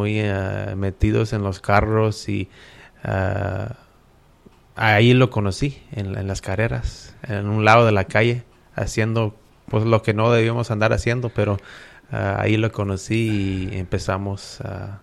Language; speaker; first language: Spanish; non-native, fluent; English